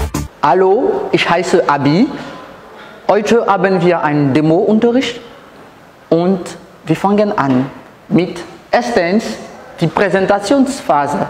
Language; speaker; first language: German; non-native, learner; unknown